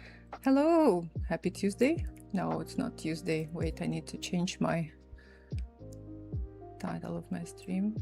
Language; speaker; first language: English; non-native, fluent; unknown